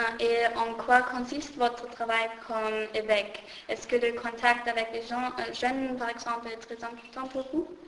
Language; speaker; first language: French; non-native, learner; German